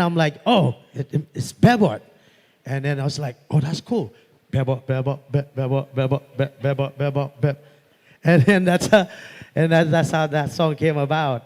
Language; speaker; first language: English; non-native, local second language; Pampanga